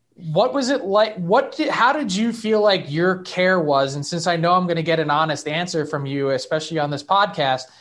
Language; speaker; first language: English; native; English